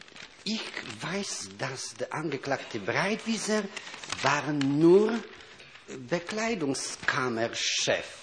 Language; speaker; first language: German; non-native, fluent; Polish